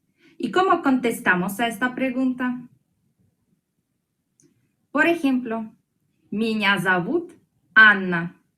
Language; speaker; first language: Spanish; non-native, fluent; Russian